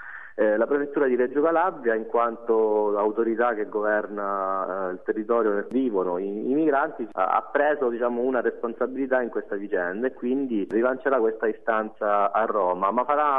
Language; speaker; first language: Italian; native; Italian